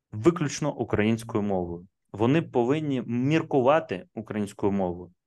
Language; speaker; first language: Ukrainian; non-native, local second language; Russian